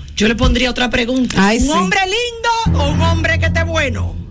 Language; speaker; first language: Spanish; native; Spanish